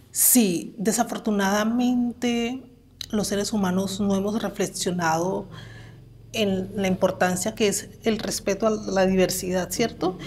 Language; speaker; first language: Spanish; native; Spanish